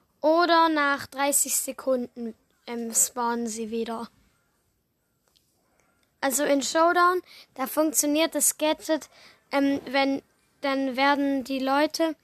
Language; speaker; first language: German; native; German